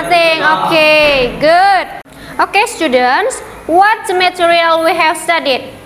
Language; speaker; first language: English; non-native, learner; Indonesian